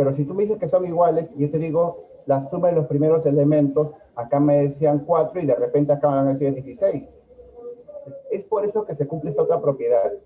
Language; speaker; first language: Spanish; native; Spanish